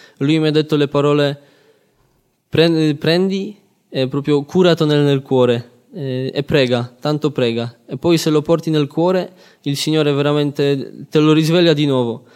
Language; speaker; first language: Italian; non-native, fluent; Polish